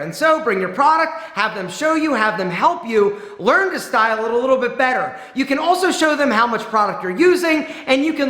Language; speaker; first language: English; native; English